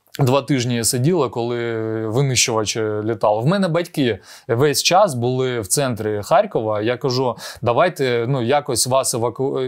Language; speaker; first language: Ukrainian; non-native, local second language; Russian